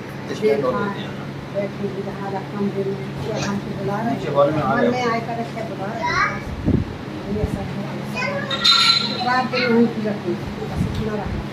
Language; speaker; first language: Hindi; native; Hindi